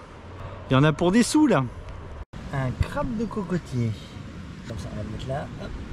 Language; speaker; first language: French; native; French